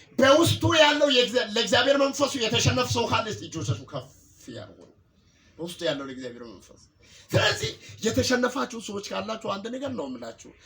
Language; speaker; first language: Amharic; non-native, local second language; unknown